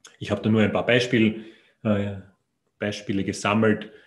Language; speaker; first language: German; native; German